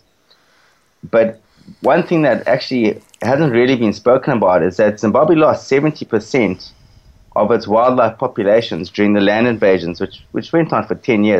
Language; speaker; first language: English; native; English